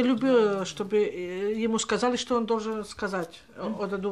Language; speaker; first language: Russian; non-native, fluent; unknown